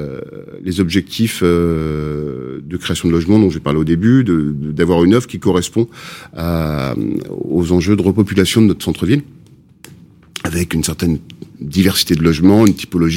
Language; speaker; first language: French; native; French